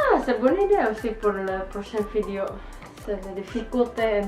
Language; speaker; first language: French; non-native, learner; Indonesian